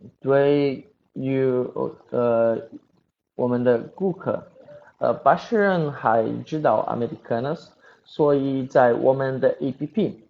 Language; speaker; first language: Chinese; non-native, learner; Portuguese